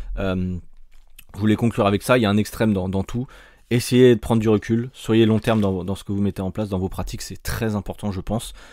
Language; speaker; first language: French; native; French